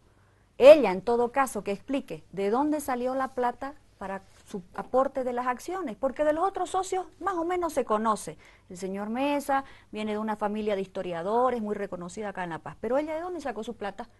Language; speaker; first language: Spanish; native; Spanish